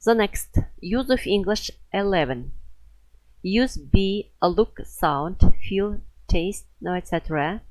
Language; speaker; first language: English; non-native, fluent; Kazakh